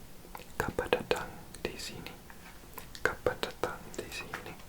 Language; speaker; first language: Indonesian; non-native, learner; Welsh